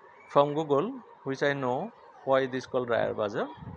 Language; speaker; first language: English; non-native, local second language; Bangla